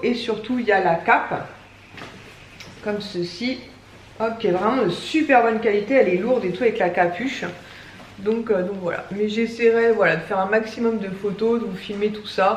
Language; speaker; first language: French; native; French